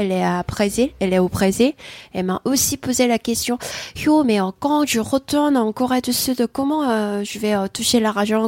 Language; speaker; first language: French; non-native, fluent; Korean